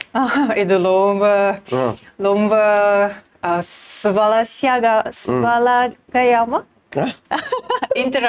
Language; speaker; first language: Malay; non-native, learner; Japanese